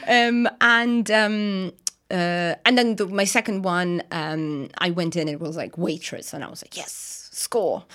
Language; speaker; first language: English; non-native, fluent; Russian